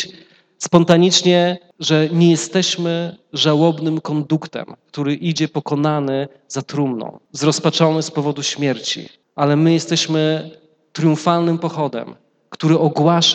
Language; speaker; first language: Polish; native; Polish